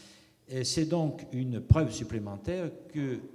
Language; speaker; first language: French; native; French